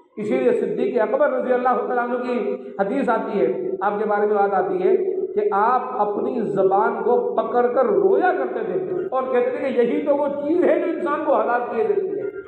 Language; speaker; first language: Urdu; non-native, local second language; Sindhi